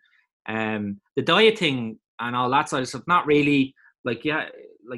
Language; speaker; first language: English; native; English